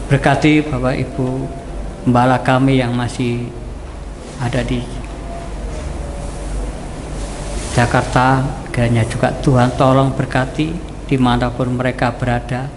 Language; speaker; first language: Indonesian; native; Indonesian